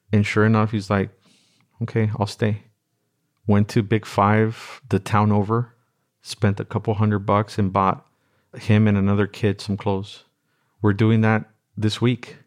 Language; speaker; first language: English; native; English